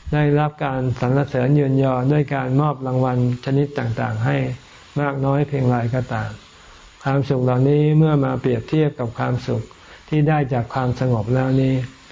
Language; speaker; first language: Thai; native; Thai